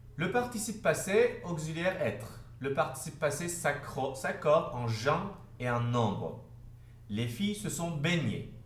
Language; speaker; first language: French; non-native, fluent; Turkish